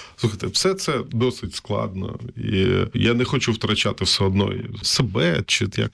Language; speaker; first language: Ukrainian; non-native, local second language; Russian